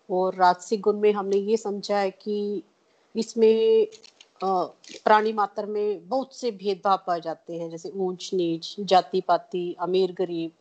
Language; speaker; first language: Hindi; non-native, local second language; Punjabi